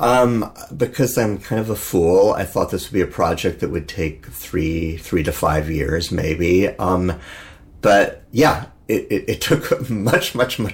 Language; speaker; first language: English; native; English